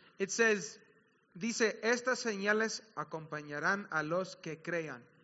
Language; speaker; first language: Spanish; non-native, learner; English